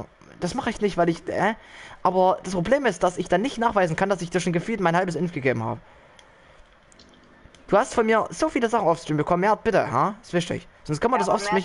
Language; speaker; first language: German; native; German